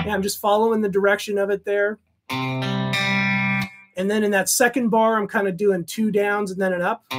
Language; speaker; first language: English; native; English